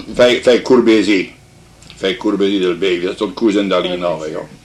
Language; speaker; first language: French; early bilingual, heritage; French